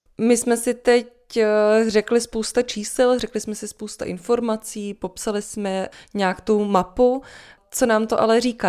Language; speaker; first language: Czech; native; Czech